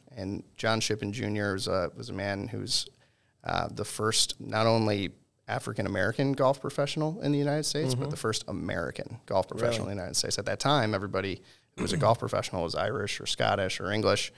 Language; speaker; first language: English; native; English